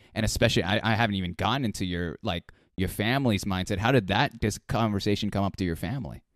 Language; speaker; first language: English; early bilingual, other home language; Filipino